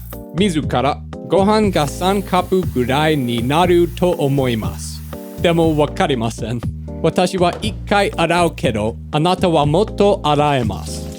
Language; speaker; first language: Japanese; non-native, learner; English